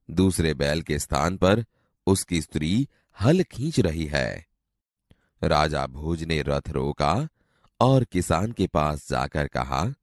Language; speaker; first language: Hindi; non-native, local second language; Gujarati